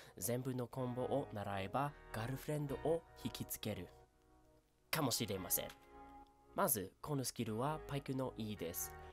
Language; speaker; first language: Japanese; non-native, learner; English